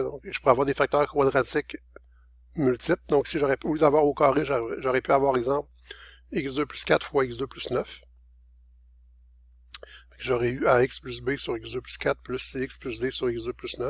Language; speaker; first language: French; native; French